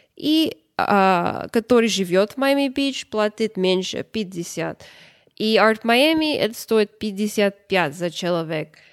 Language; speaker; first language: Russian; early bilingual, heritage; Russian